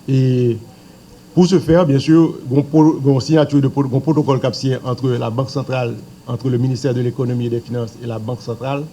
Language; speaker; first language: French; non-native, local second language; Haitian Creole